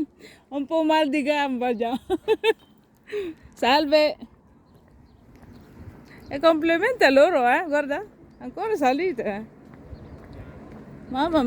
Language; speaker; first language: Italian; non-native, learner; Filipino